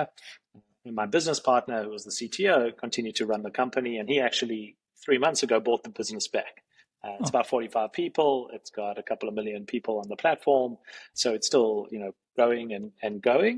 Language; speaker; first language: English; native; English